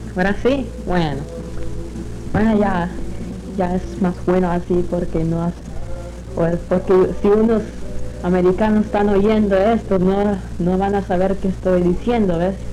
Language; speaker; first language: Spanish; early bilingual, heritage; Spanish